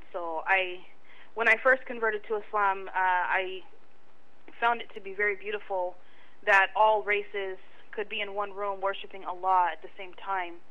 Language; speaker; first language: English; native; English